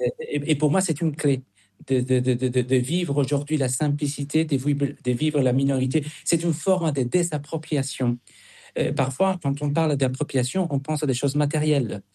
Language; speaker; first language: French; non-native, fluent; Spanish